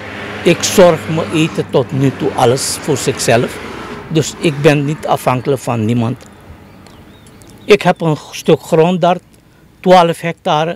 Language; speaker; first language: Dutch; non-native, local second language; Caribbean Hindustani